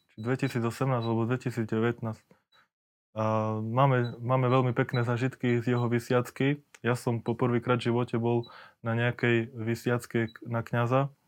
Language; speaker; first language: Slovak; native; Slovak